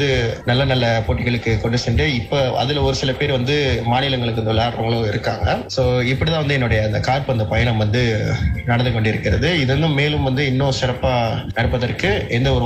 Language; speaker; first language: Tamil; early bilingual, heritage; Tamil